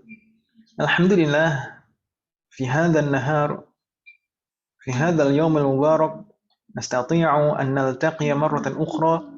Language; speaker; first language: Arabic; non-native, fluent; Indonesian